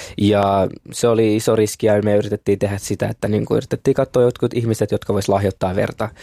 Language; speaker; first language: Finnish; early bilingual, other home language; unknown